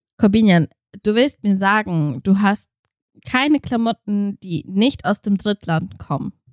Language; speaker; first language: German; early bilingual, other home language; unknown